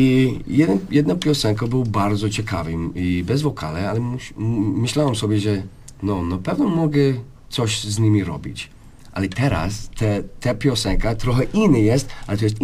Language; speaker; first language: Polish; non-native, learner; English